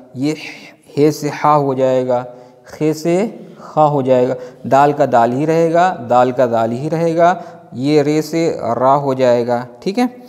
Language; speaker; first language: Urdu; native; Urdu